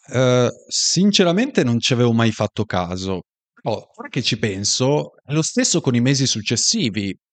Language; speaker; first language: Italian; native; Italian